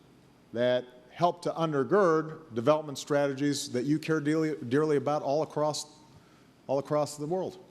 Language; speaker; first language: English; native; English